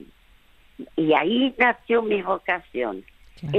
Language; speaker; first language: Spanish; early bilingual, other home language; French